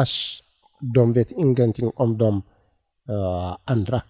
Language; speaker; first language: Swedish; non-native, learner; Tigrinya